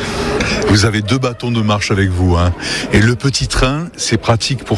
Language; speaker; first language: French; native; French